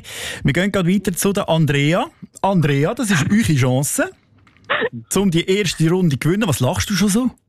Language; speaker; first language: German; native; German